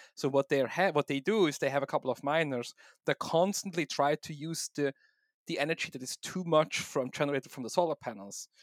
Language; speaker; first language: English; non-native, fluent; German